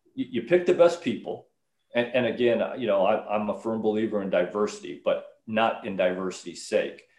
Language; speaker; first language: English; native; English